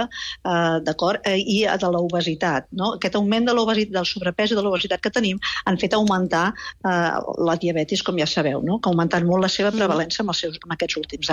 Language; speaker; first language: Catalan; native; Catalan